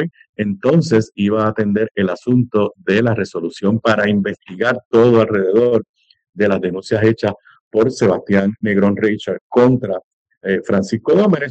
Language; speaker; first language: Spanish; native; Spanish